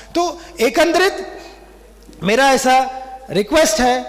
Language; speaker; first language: Hindi; non-native, local second language; Marathi